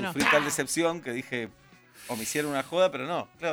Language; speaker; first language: Spanish; native; Spanish